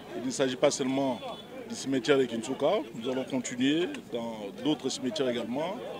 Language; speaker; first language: French; non-native, local second language; Lingala